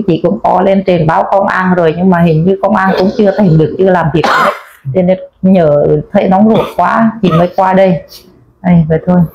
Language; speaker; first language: Vietnamese; non-native, local second language; Eastern Cham